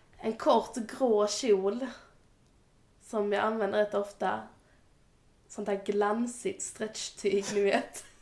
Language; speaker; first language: Swedish; native; Swedish